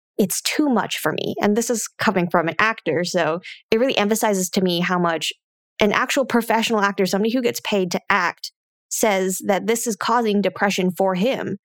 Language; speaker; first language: English; native; English